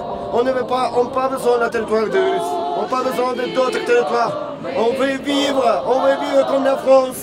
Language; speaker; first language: French; non-native, learner; Ukrainian